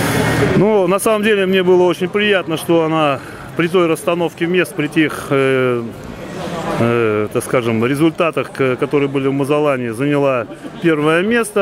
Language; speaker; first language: Russian; native; Russian